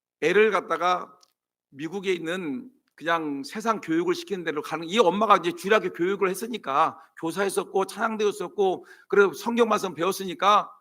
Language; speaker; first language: Korean; native; Korean